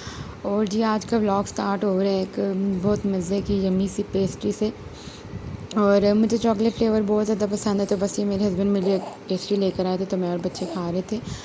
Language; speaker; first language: Urdu; native; Urdu